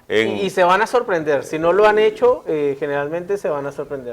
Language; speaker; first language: Spanish; native; Spanish